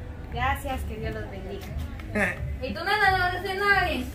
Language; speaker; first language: Spanish; native; Spanish